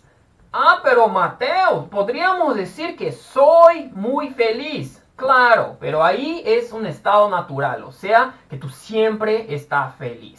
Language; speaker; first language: Spanish; non-native, fluent; Portuguese